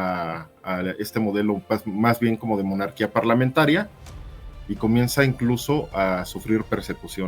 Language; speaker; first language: Spanish; native; Spanish